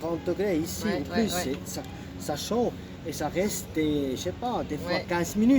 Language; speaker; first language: French; non-native, local second language; German